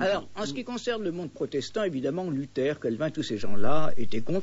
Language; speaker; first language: French; native; French